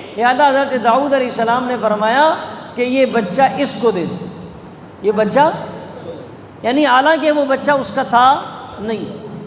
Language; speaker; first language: Urdu; non-native, local second language; Pashto